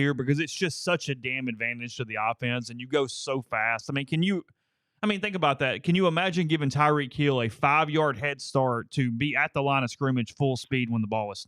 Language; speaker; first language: English; native; English